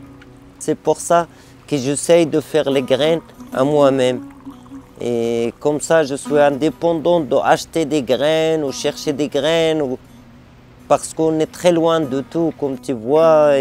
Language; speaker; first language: French; non-native, learner; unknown